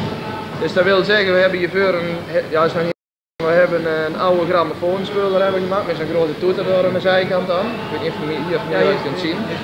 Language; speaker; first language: Dutch; native; Dutch